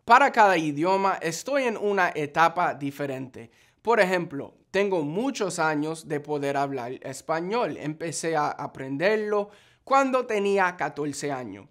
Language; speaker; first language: Spanish; non-native, fluent; English